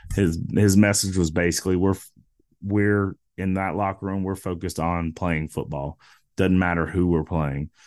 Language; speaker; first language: English; native; English